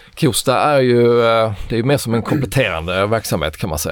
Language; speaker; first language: Swedish; native; Swedish